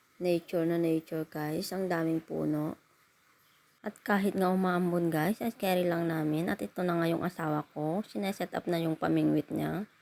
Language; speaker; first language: Filipino; non-native, local second language; Iloko